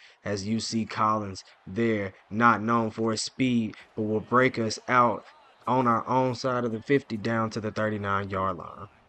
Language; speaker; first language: English; native; English